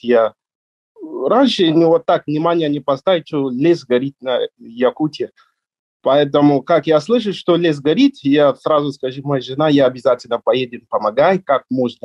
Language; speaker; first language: Russian; non-native, learner; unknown